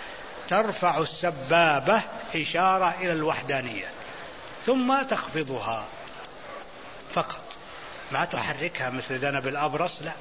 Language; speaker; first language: Arabic; native; Arabic